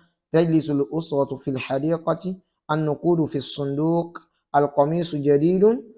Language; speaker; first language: Arabic; non-native, fluent; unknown